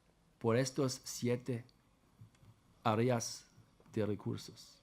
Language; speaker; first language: Spanish; non-native, fluent; German